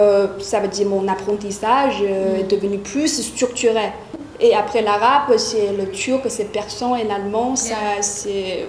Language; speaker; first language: French; non-native, fluent; Chinese